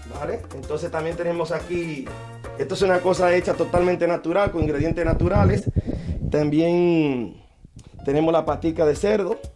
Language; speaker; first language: Spanish; native; Spanish